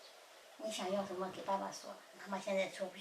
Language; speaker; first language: Chinese; native; Chinese